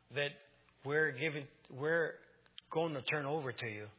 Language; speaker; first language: English; non-native, fluent; Spanish